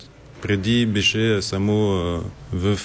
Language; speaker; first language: Bulgarian; non-native, learner; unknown